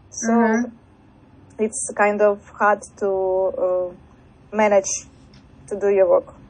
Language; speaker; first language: English; non-native, learner; Russian